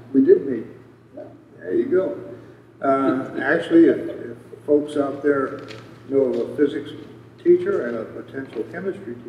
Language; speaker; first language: English; native; English